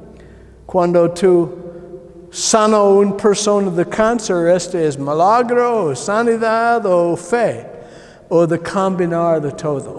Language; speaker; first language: Spanish; non-native, learner; English